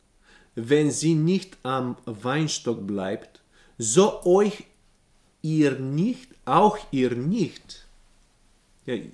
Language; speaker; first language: German; non-native, learner; Bulgarian